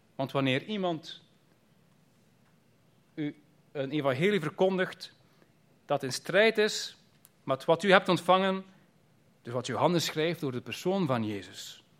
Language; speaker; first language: Dutch; native; Dutch